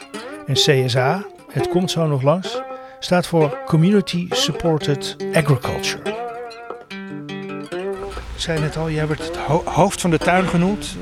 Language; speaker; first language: Dutch; native; Dutch